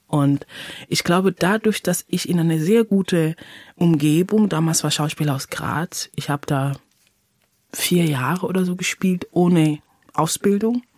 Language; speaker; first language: German; non-native, fluent; English